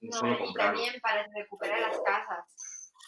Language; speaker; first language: Spanish; non-native, fluent; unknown